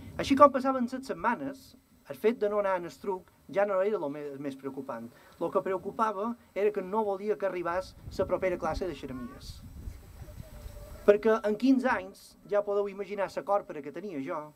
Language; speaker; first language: Catalan; native; Catalan